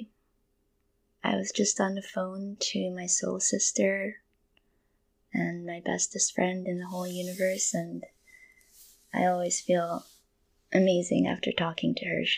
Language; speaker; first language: English; non-native, local second language; Filipino